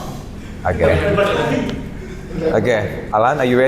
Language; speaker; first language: English; non-native, fluent; Indonesian